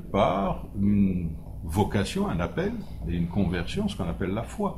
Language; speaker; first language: French; native; French